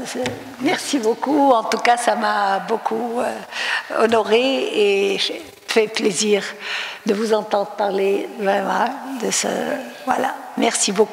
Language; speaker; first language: French; non-native, local second language; Arabic